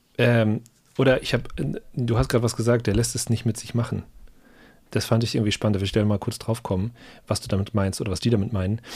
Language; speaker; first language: German; native; German